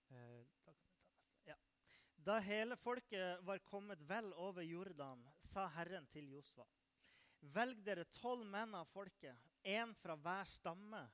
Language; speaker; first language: Norwegian; native; Norwegian